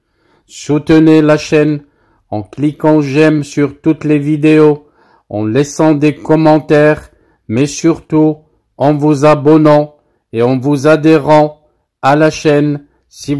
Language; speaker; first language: French; non-native, local second language; Arabic